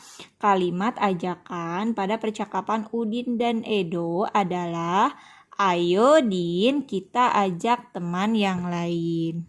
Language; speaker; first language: Indonesian; native; Indonesian